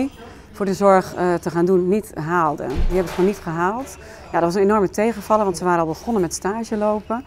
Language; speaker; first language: Dutch; native; Dutch